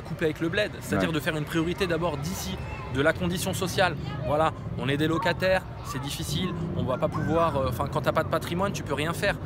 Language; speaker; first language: French; early bilingual, other home language; Arabic